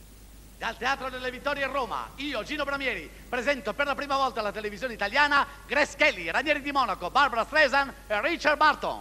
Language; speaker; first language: Italian; native; Italian